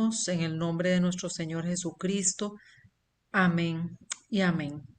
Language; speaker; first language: Spanish; native; Spanish